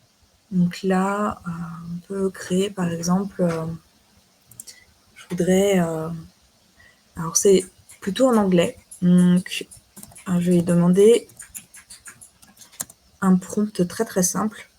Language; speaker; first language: French; native; French